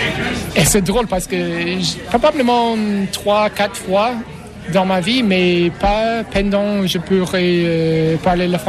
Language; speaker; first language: French; non-native, learner; English